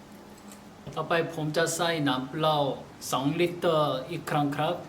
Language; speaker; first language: Thai; non-native, learner; Korean